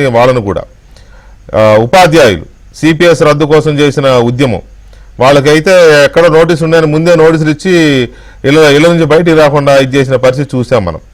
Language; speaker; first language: Telugu; native; Telugu